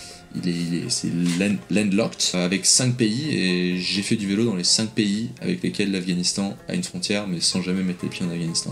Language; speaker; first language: French; native; French